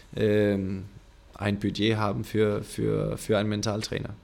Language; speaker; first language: German; non-native, fluent; Danish